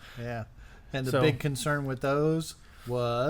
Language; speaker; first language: English; native; English